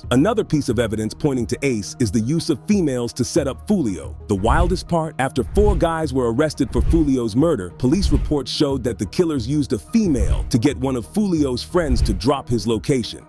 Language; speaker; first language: English; native; English